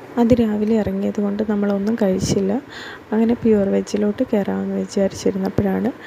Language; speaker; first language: Malayalam; native; Malayalam